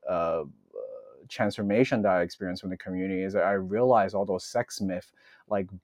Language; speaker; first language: English; early bilingual, other home language; Cantonese